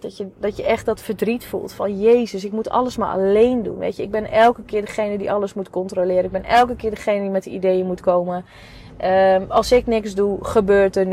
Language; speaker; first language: Dutch; native; Dutch